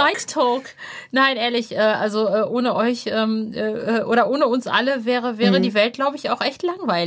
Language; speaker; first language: German; native; German